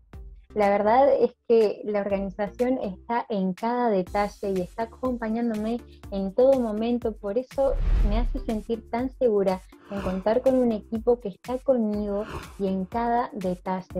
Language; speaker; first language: Spanish; native; Spanish